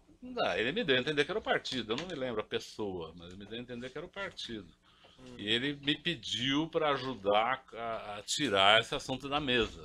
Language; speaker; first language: Portuguese; native; Portuguese